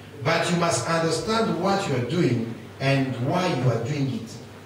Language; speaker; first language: English; non-native, fluent; Lingala